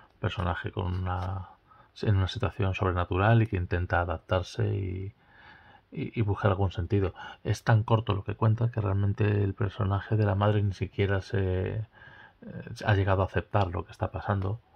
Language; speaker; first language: Spanish; native; Spanish